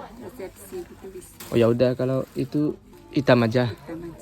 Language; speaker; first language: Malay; non-native, learner; Thai